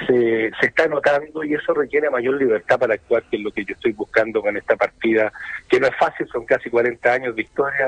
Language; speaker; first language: Spanish; native; Spanish